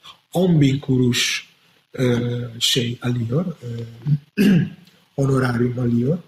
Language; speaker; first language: Turkish; non-native, fluent; Italian